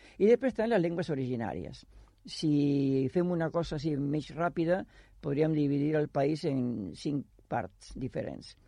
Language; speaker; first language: Catalan; non-native, fluent; Spanish